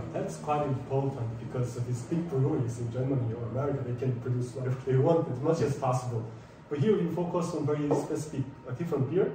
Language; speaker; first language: English; non-native, fluent; Korean